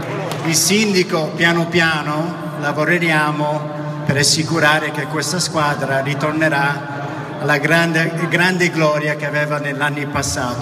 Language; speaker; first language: Italian; early bilingual, heritage; Italian